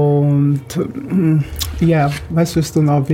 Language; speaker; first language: German; non-native, fluent; Portuguese